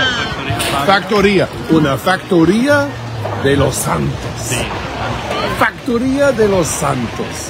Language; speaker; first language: Spanish; non-native, fluent; English